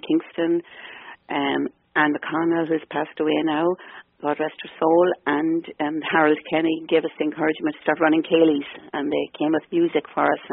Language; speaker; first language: English; native; English